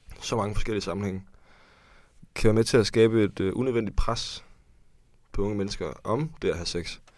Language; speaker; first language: Danish; native; Danish